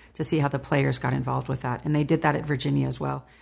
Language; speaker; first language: English; native; English